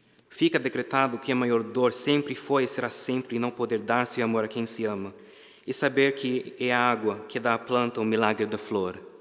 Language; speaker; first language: Portuguese; non-native, fluent; English